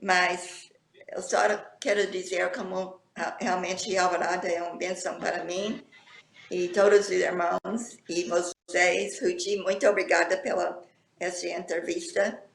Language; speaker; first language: Portuguese; non-native, fluent; English